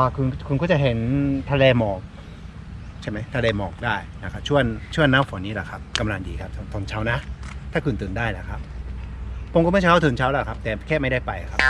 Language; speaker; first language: Thai; non-native, fluent; Japanese